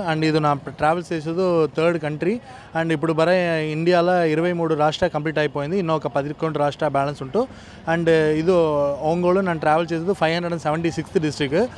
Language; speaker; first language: Telugu; non-native, learner; Tamil